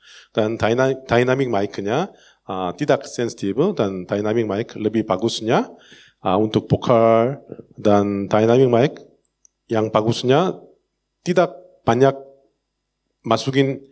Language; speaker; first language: Indonesian; non-native, learner; Korean